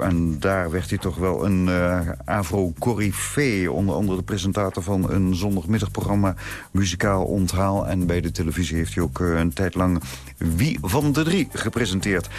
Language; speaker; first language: Dutch; native; Dutch